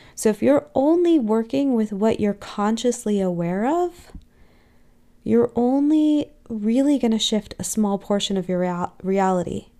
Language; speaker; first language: English; native; English